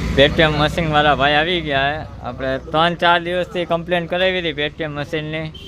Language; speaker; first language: Gujarati; native; Gujarati